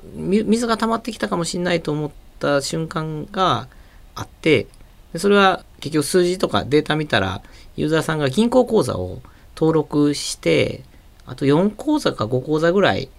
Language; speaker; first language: Japanese; native; Japanese